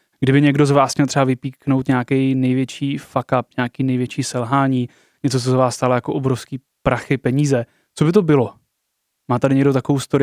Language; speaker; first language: Czech; native; Czech